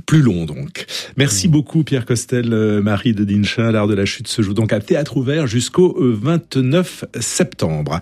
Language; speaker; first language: French; native; French